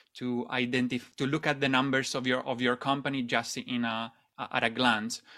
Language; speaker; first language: English; non-native, fluent; Italian